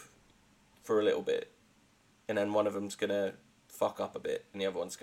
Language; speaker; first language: English; native; English